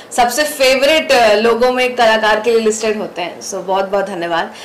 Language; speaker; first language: Hindi; native; Hindi